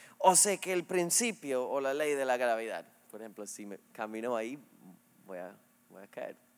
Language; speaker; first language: Spanish; non-native, fluent; English